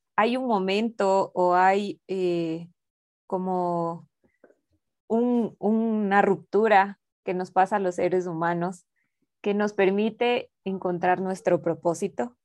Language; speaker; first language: Spanish; native; Spanish